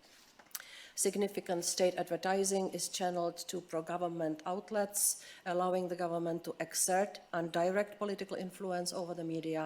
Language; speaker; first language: English; non-native, fluent; Czech